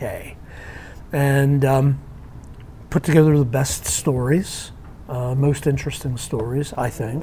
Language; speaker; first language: English; native; English